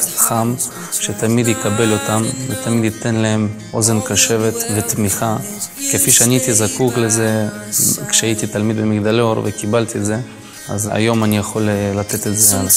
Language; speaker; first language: Hebrew; non-native, fluent; Russian